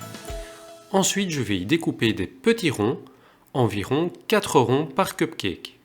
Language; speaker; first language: French; native; French